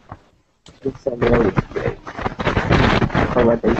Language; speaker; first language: English; non-native, learner; Spanish